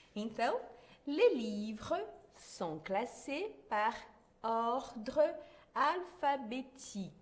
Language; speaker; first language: French; non-native, fluent; Portuguese